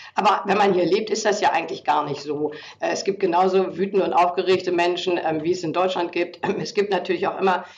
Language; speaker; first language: German; native; German